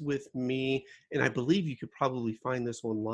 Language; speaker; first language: English; native; English